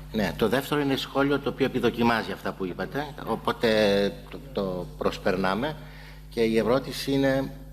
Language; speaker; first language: Greek; native; Greek